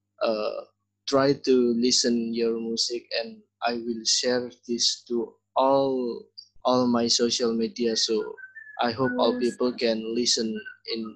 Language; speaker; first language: English; non-native, learner; Indonesian